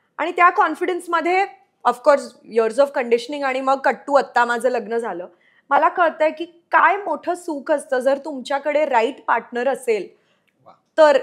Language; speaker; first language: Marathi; non-native, local second language; Marwari